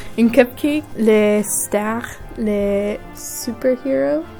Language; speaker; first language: French; non-native, learner; English